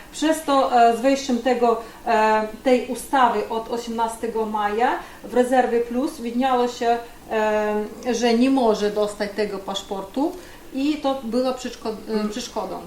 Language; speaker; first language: Polish; non-native, fluent; Ukrainian